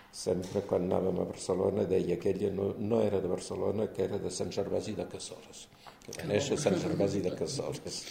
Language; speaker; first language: Catalan; early bilingual, heritage; Catalan